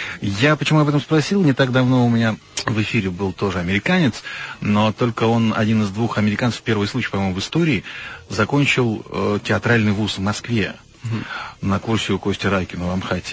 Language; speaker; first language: Russian; native; Russian